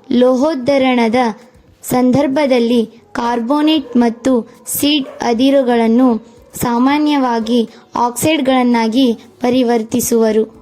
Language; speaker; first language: Kannada; native; Kannada